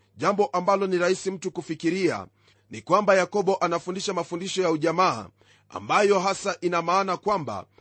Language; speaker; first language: Swahili; non-native, local second language; Luyia